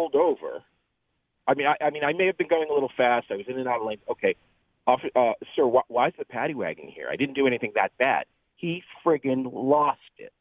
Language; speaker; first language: English; native; English